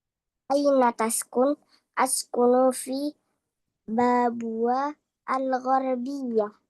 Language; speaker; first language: Arabic; non-native, learner; Indonesian